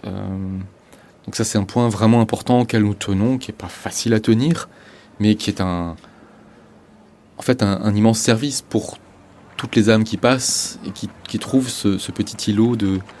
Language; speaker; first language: French; native; French